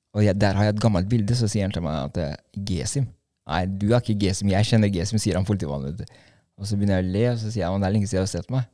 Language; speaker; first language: Norwegian; early bilingual, other home language; Albanian